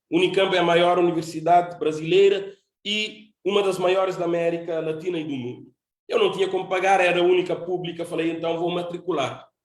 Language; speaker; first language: Portuguese; non-native, local second language; Kabuverdianu